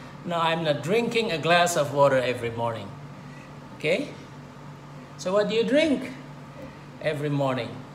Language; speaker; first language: English; non-native, fluent; Indonesian